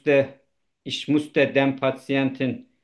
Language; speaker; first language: German; non-native, learner; Turkish